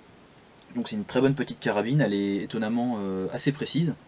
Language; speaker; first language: French; native; French